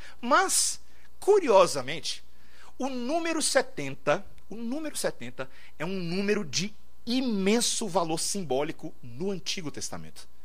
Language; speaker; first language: Portuguese; native; Portuguese